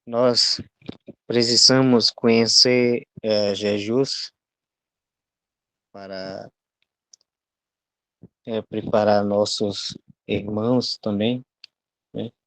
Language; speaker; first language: Portuguese; non-native, local second language; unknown